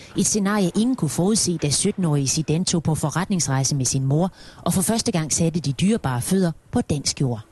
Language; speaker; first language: Danish; native; Danish